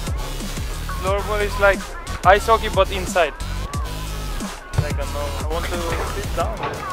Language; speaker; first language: English; non-native, fluent; Swedish